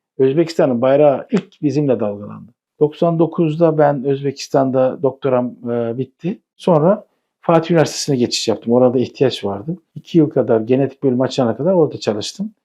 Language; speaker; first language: Turkish; native; Turkish